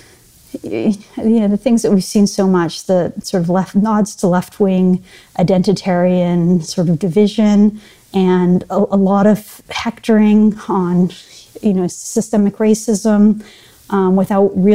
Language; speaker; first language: English; native; English